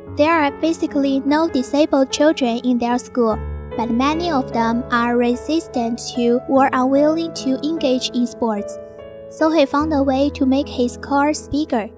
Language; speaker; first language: English; non-native, learner; Chinese